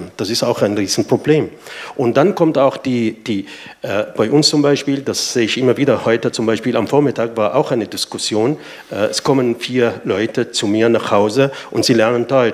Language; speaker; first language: German; non-native, fluent; Arabic